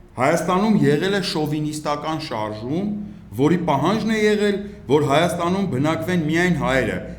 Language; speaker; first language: Armenian; native; Armenian